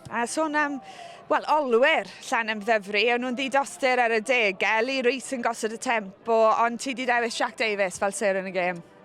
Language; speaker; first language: Welsh; native; Welsh